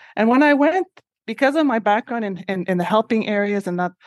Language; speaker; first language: English; non-native, fluent; Spanish